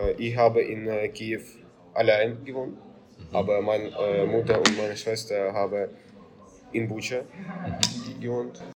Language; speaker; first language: German; non-native, learner; Ukrainian